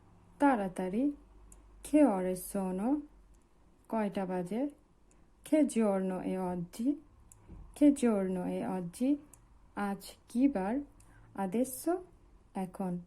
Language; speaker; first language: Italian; non-native, learner; Bangla